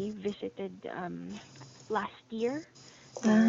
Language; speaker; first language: English; non-native, fluent; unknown